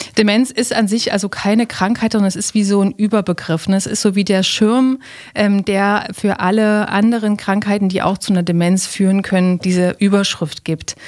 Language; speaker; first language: German; native; German